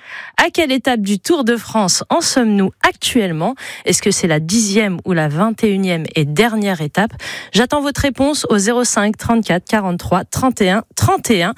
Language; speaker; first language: French; native; French